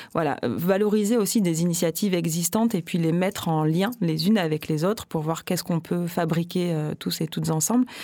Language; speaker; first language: French; native; French